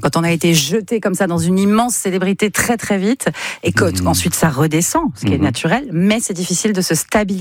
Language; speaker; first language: French; native; French